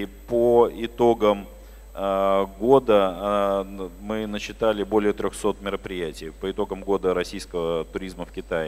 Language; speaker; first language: Russian; native; Russian